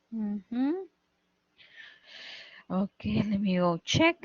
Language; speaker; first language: English; non-native, fluent; Spanish